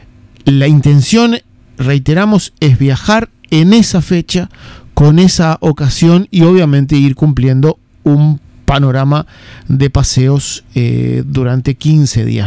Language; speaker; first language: Spanish; native; Spanish